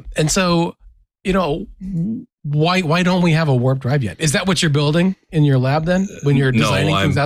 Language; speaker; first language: English; native; English